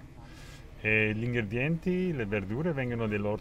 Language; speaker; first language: Italian; non-native, fluent; English